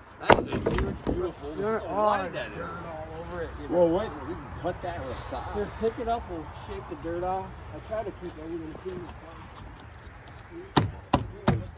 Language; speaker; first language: English; native; English